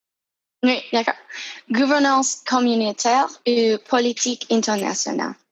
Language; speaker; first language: French; non-native, fluent; English